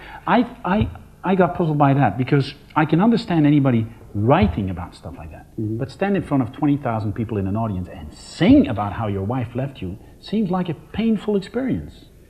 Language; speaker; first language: English; non-native, fluent; Dutch